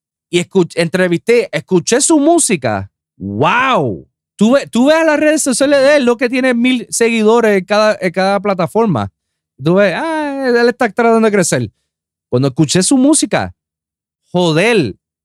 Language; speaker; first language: Spanish; native; Spanish